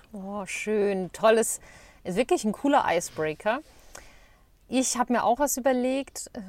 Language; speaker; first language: German; early bilingual, other home language; Bosnian